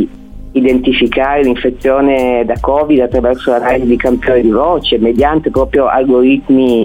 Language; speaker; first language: Italian; native; Italian